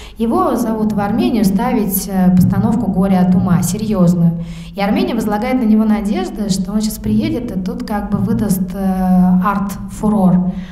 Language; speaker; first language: Russian; native; Russian